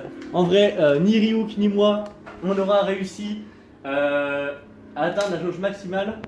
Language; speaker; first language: French; native; French